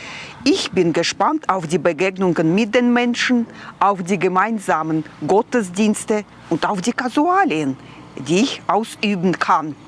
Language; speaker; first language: German; non-native, fluent; Russian